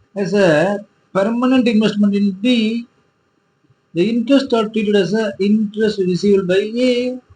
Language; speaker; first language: English; non-native, local second language; Tamil